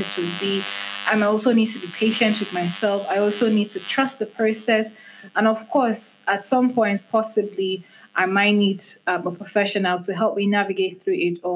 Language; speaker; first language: English; non-native, local second language; Igbo